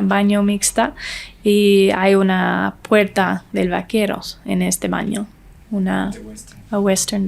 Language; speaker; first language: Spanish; non-native, learner; English